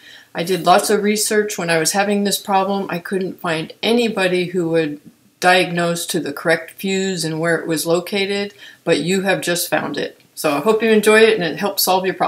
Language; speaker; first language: English; native; English